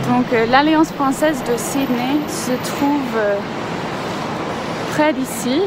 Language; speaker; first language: French; non-native, fluent; English